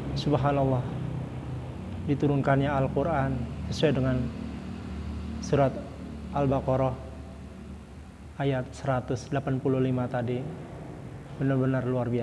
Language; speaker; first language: Indonesian; native; Indonesian